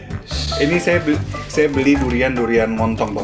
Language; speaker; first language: Indonesian; native; Indonesian